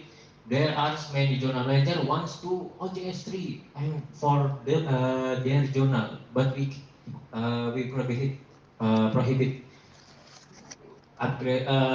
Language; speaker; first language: English; non-native, learner; Indonesian